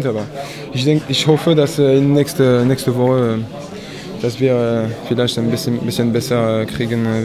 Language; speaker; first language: German; non-native, fluent; French